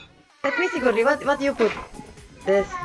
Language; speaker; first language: English; non-native, learner; Indonesian